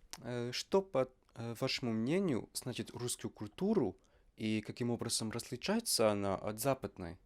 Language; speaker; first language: Russian; non-native, learner; Dutch